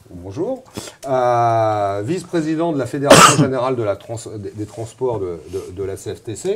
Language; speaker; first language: French; native; French